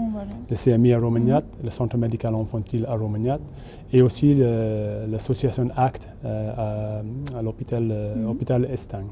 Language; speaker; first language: French; non-native, fluent; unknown